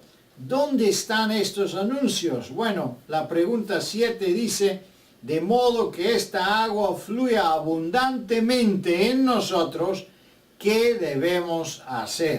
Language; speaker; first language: Spanish; non-native, fluent; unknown